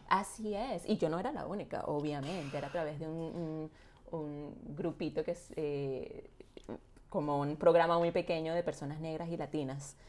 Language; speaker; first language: Spanish; native; Spanish